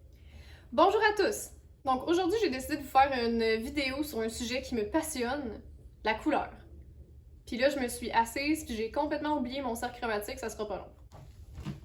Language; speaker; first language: French; native; French